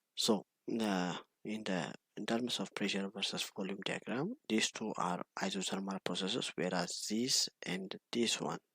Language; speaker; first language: English; non-native, local second language; Amharic